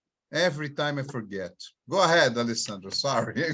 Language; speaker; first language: English; non-native, fluent; Portuguese